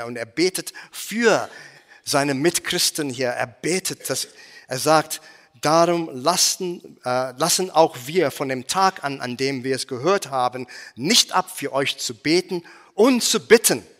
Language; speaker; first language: German; non-native, fluent; English